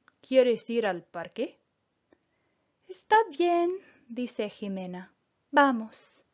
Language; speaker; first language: Spanish; non-native, fluent; English